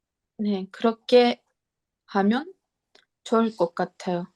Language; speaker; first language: Korean; non-native, learner; Armenian